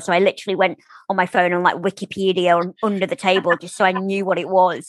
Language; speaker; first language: English; native; English